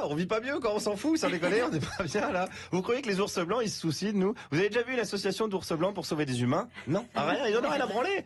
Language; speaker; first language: French; native; French